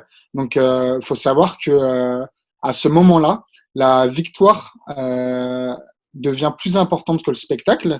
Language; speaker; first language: French; native; French